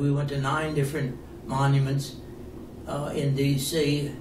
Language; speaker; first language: English; native; English